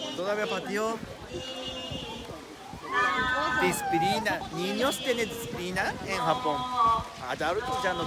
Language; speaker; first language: Spanish; non-native, learner; Japanese